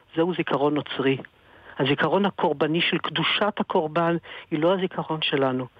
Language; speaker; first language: Hebrew; native; Hebrew